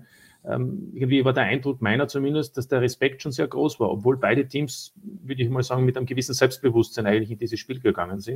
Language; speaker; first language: German; native; German